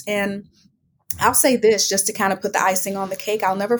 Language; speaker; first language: English; native; English